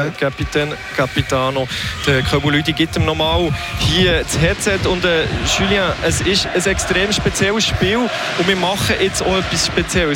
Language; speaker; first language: German; native; German